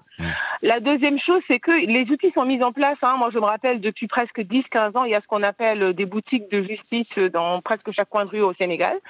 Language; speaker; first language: French; non-native, local second language; Wolof